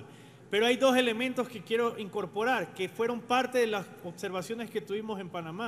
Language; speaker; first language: Spanish; native; Spanish